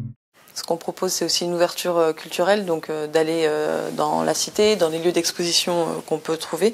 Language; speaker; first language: French; native; French